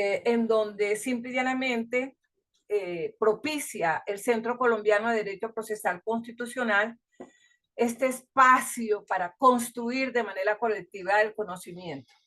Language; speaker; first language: Spanish; native; Spanish